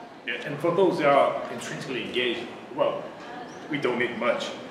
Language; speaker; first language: English; non-native, fluent; Portuguese